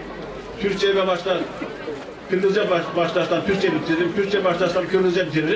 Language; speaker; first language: Turkish; non-native, fluent; Kyrgyz